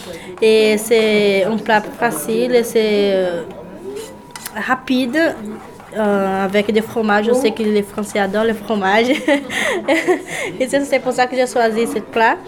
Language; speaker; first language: French; non-native, learner; Portuguese